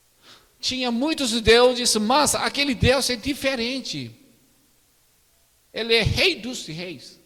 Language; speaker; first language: Portuguese; non-native, learner; Korean